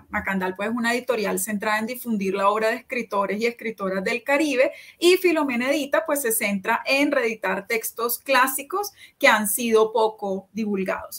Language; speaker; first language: Spanish; native; Spanish